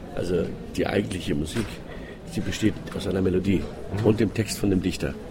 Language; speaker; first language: German; non-native, fluent; Greek